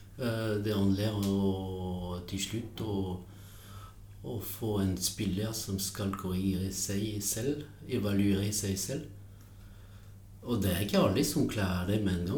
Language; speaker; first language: Norwegian; non-native, fluent; French